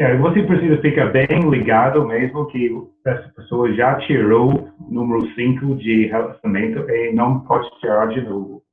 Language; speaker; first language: Portuguese; non-native, learner; English